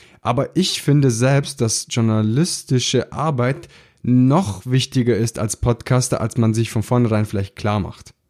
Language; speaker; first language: German; early bilingual, other home language; Italian